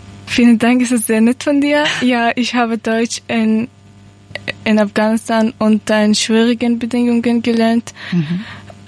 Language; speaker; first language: German; non-native, learner; Persian